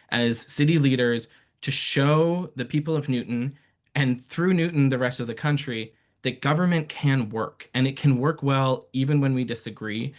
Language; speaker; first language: English; early bilingual, other home language; Persian